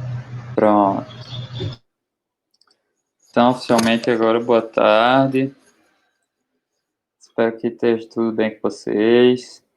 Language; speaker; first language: Portuguese; native; Portuguese